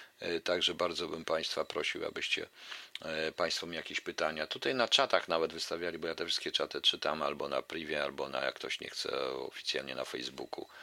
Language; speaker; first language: Polish; native; Polish